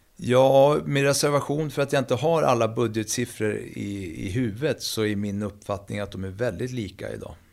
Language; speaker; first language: Swedish; native; Swedish